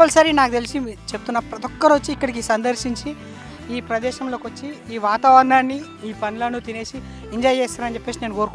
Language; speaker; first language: Telugu; native; Telugu